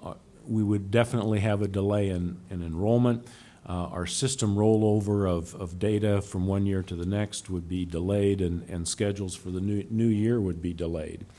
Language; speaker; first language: English; native; English